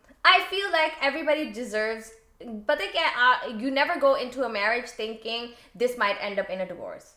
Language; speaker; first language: English; non-native, local second language; Urdu